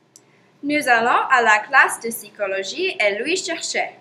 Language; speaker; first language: French; non-native, learner; English